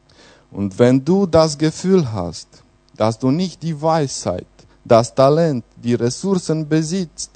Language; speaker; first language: German; non-native, fluent; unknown